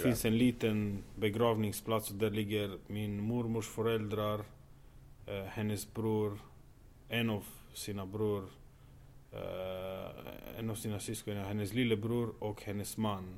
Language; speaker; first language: Swedish; non-native, fluent; Romanian